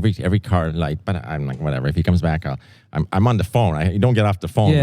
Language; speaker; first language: English; native; English